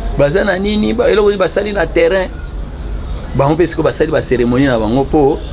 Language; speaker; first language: Lingala; native; Lingala